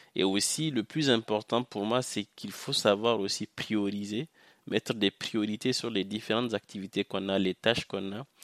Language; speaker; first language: French; non-native, local second language; Hausa